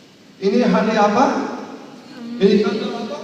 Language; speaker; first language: Indonesian; non-native, learner; English